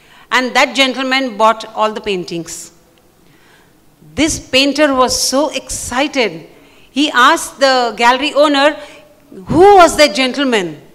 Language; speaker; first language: English; non-native, local second language; Marathi